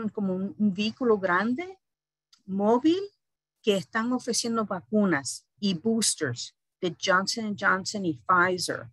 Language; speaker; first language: Spanish; early bilingual, heritage; Spanish